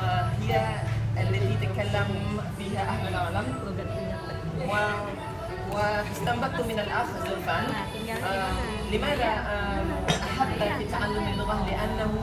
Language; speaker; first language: Arabic; non-native, learner; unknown